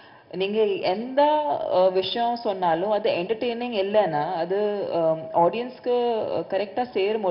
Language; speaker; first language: Tamil; non-native, fluent; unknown